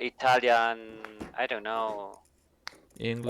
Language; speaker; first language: English; non-native, learner; Spanish